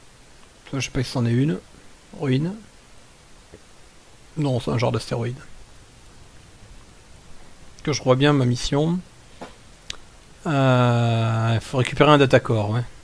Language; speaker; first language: French; native; French